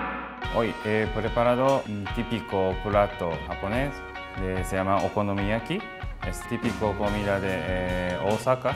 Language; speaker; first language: Spanish; non-native, learner; Japanese